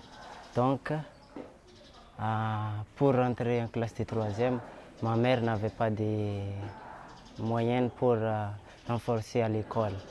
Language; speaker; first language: French; non-native, local second language; Malagasy